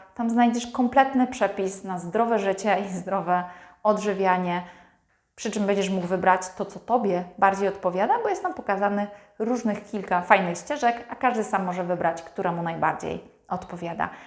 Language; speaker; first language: Polish; native; Polish